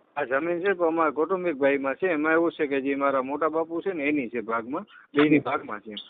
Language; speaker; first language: Gujarati; native; Gujarati